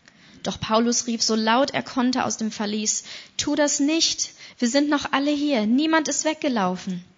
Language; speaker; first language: German; native; German